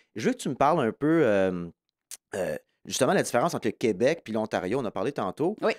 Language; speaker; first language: French; native; French